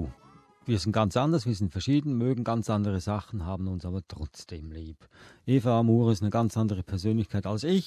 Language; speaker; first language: German; native; German